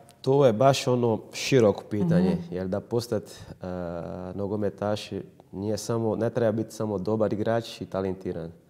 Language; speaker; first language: Croatian; non-native, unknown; Portuguese